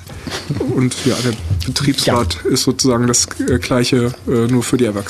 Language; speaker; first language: German; native; German